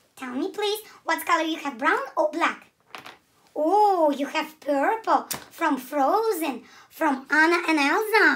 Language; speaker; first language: English; non-native, learner; Russian